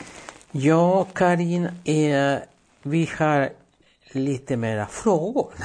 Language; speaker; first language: Swedish; non-native, fluent; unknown